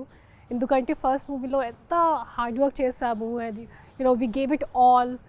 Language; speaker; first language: Telugu; non-native, local second language; Hindi